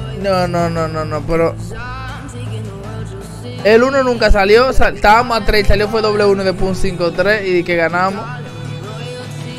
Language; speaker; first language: Spanish; native; Spanish